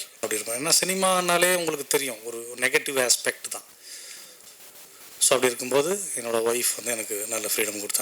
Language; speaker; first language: Tamil; native; Tamil